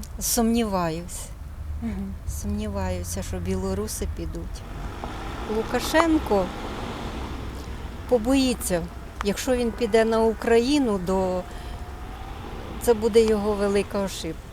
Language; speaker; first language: Ukrainian; non-native, local second language; Russian